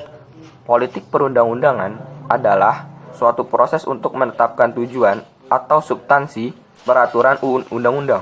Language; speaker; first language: Indonesian; native; Indonesian